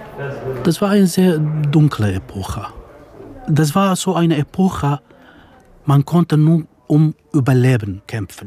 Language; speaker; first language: German; non-native, fluent; Kurdish